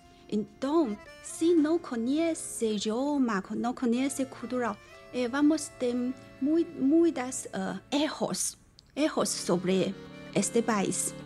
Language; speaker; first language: Portuguese; non-native, learner; Chinese